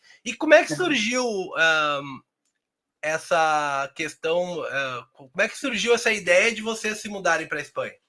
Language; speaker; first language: Portuguese; native; Portuguese